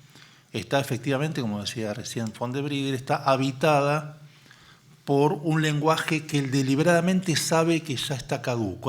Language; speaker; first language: Spanish; native; Spanish